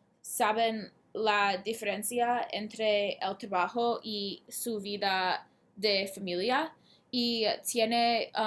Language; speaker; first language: Spanish; non-native, learner; English